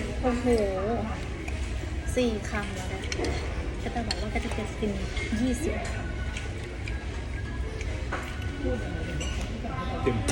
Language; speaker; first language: Thai; native; Thai